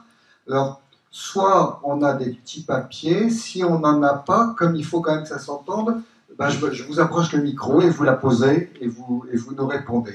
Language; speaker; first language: French; native; French